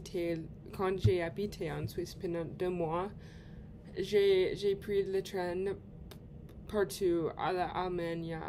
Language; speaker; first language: French; non-native, learner; English